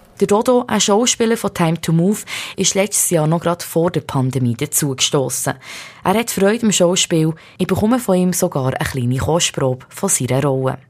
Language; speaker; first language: German; native; German